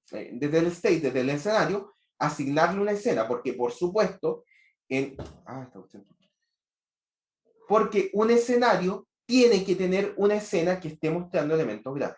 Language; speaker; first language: Spanish; native; Spanish